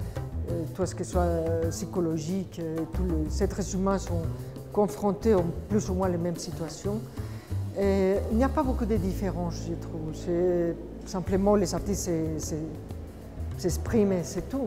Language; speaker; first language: French; non-native, fluent; Spanish